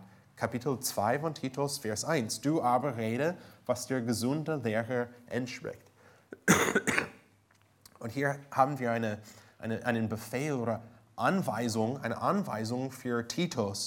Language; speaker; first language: German; non-native, fluent; English